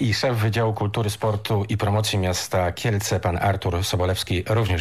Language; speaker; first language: Polish; native; Polish